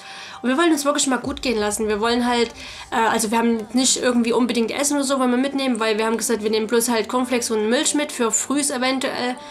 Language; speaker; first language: German; native; German